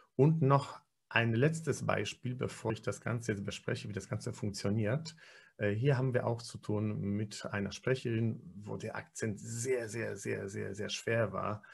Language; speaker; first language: German; non-native, fluent; Polish